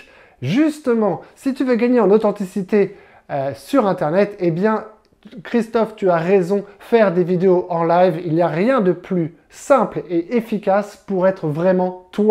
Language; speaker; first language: French; native; French